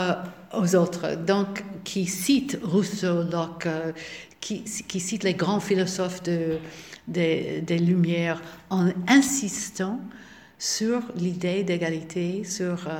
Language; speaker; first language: French; non-native, fluent; English